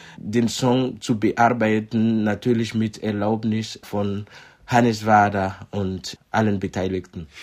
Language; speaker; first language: German; non-native, fluent; Mossi